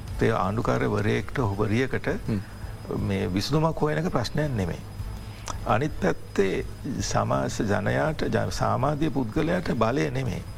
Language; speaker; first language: Sinhala; non-native, local second language; Tamil